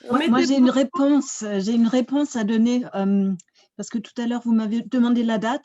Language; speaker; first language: French; native; French